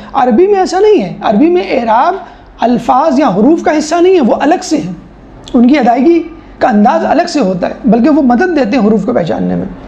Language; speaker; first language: Urdu; native; Urdu